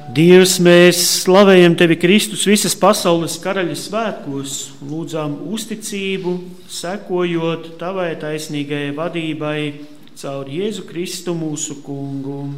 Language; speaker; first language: Latvian; native; Latvian